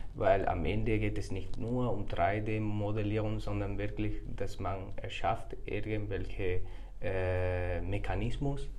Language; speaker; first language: German; non-native, fluent; Spanish